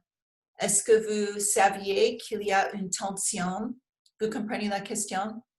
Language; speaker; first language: French; non-native, learner; English